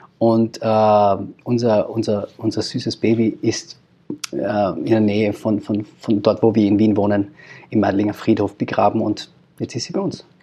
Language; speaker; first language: German; early bilingual, other home language; Filipino